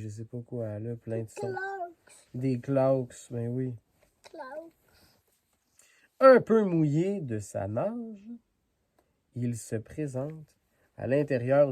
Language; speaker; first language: French; native; French